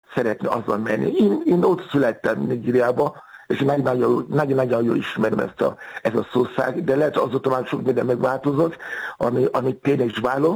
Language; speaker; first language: Hungarian; non-native, learner; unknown